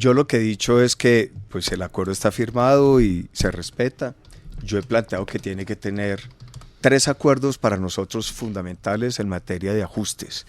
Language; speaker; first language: Spanish; native; Spanish